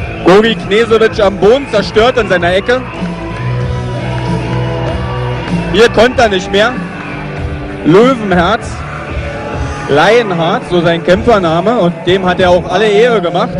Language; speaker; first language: German; native; German